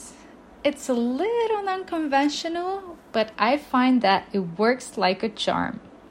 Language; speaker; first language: English; non-native, fluent; Bulgarian